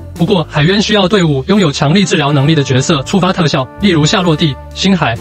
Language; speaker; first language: Chinese; native; Chinese